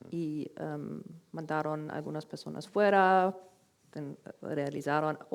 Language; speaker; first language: Spanish; non-native, fluent; German